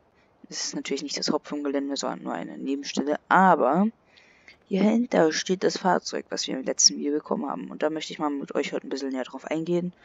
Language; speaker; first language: German; native; German